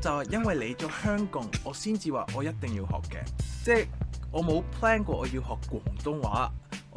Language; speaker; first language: Cantonese; non-native, fluent; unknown